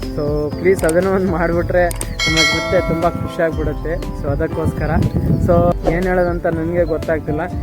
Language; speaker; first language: Kannada; non-native, local second language; Lambadi